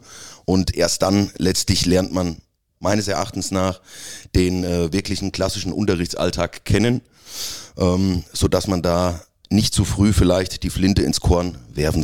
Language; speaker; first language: German; native; German